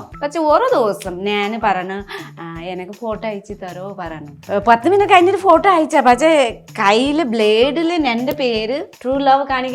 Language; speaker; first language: Malayalam; non-native, learner; Nepali